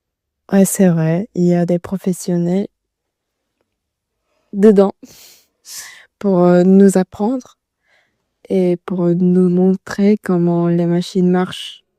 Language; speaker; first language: French; non-native, learner; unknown